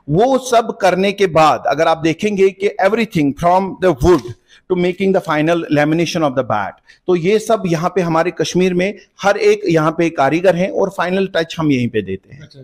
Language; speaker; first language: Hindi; non-native, local second language; Kashmiri